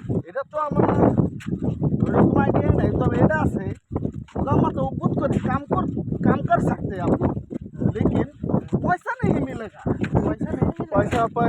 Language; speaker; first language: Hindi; non-native, learner; Bangla